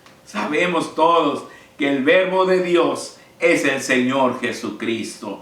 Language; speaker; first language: Spanish; native; Spanish